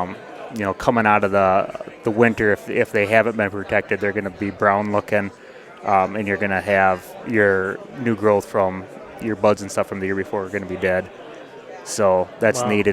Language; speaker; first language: English; native; English